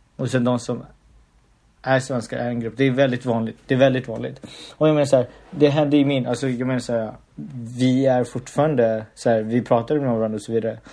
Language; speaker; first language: Swedish; early bilingual, other home language; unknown